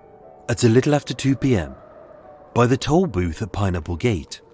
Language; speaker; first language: English; native; English